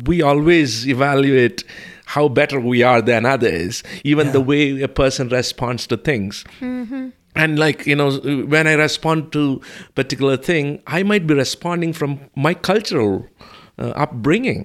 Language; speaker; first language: English; non-native, local second language; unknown